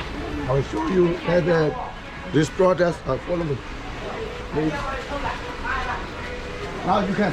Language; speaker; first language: English; non-native, learner; Burmese